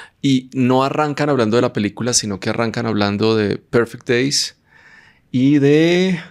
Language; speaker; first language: Spanish; native; Spanish